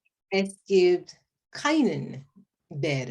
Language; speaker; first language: German; non-native, learner; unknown